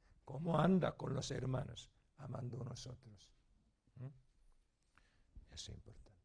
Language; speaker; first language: Spanish; non-native, learner; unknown